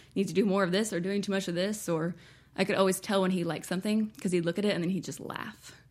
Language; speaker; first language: English; native; English